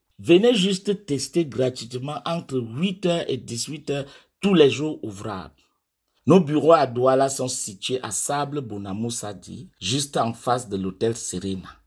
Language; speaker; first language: French; non-native, local second language; English